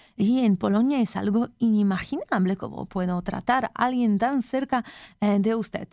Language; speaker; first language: Spanish; non-native, fluent; Polish